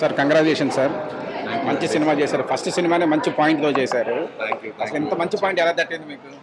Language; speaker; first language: Telugu; native; Telugu